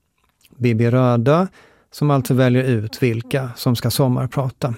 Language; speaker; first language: Swedish; native; Swedish